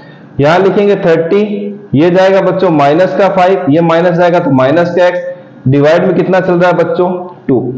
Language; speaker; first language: Hindi; native; Hindi